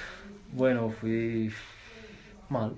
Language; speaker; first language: Spanish; non-native, learner; Arabic